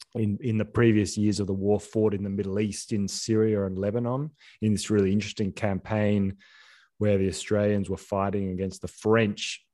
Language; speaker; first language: English; native; English